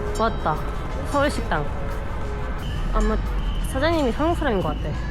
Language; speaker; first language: Korean; non-native, fluent; Ukrainian